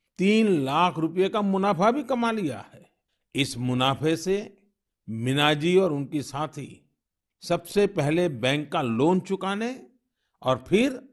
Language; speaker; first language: Hindi; non-native, local second language; Gujarati